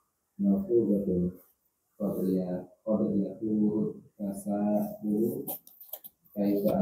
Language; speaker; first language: Arabic; non-native, learner; Indonesian